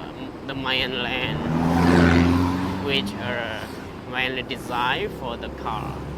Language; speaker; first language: English; non-native, fluent; Chinese